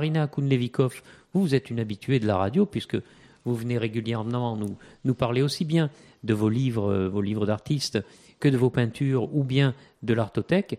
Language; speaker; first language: French; native; French